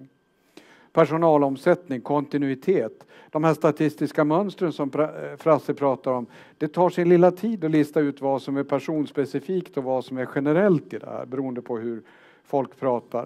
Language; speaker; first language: Swedish; native; Swedish